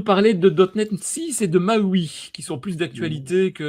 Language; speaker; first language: French; native; French